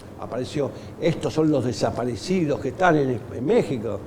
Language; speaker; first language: Spanish; native; Spanish